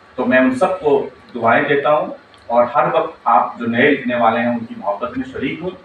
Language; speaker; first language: Urdu; non-native, local second language; Konkani